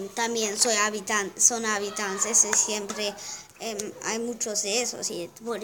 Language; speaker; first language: Spanish; non-native, learner; German